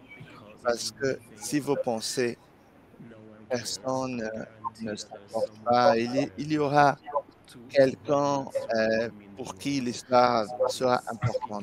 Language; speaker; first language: French; non-native, fluent; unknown